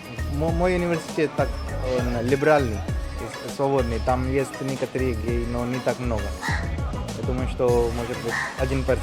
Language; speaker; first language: Russian; non-native, learner; Hindi